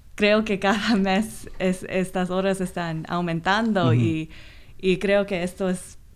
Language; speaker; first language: Spanish; non-native, fluent; Korean